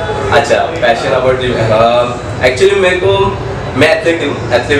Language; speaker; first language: Hindi; native; Hindi